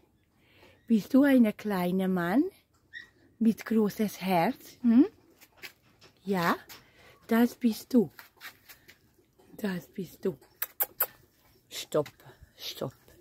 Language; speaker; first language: German; non-native, learner; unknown